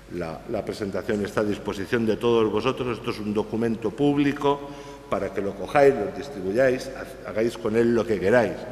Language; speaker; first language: Spanish; native; Spanish